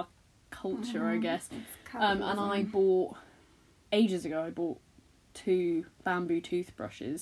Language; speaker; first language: English; native; English